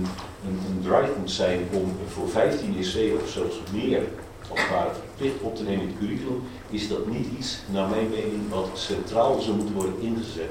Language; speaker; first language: Dutch; native; Dutch